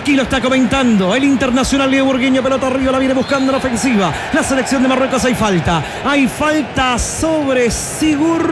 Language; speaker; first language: Spanish; native; Spanish